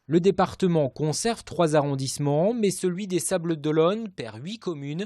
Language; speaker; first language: French; native; French